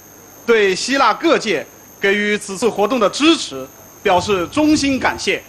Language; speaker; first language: Chinese; native; Chinese